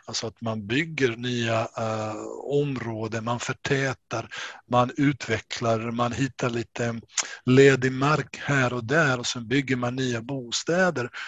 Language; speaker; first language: Swedish; non-native, fluent; Bosnian